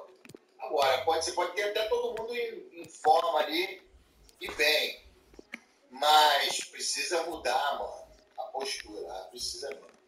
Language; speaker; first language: Portuguese; native; Portuguese